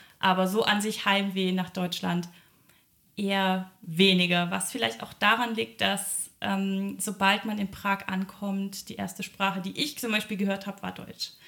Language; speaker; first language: German; early bilingual, other home language; Polish